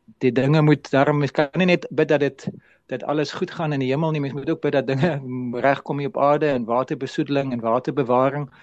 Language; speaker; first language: Afrikaans; native; Afrikaans